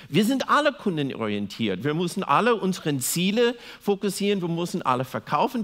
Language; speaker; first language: German; non-native, fluent; English